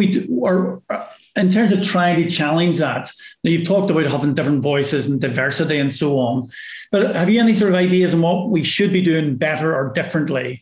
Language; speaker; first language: English; native; English